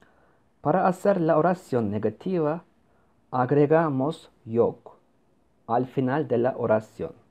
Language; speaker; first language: Spanish; non-native, learner; Turkish